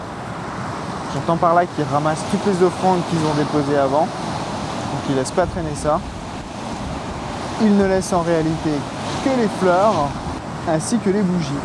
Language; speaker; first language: French; native; French